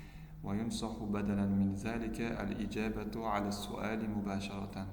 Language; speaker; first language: Arabic; non-native, fluent; Uzbek